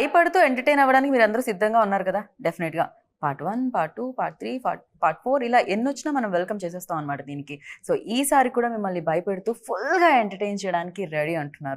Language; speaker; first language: Telugu; native; Telugu